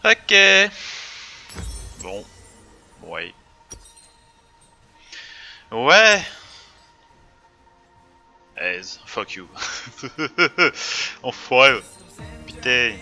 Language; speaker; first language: French; native; French